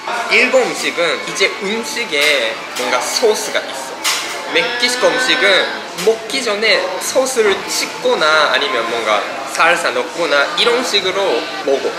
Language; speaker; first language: Korean; non-native, fluent; Japanese